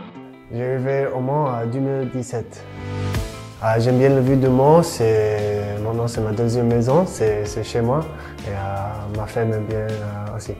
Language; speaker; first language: French; non-native, fluent; English